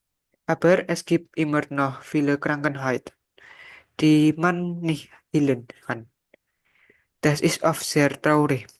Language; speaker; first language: German; non-native, learner; Indonesian